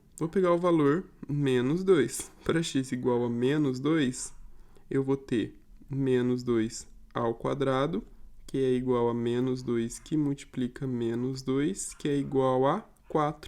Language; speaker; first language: Portuguese; native; Portuguese